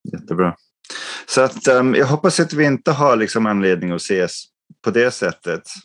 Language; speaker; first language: Swedish; non-native, fluent; English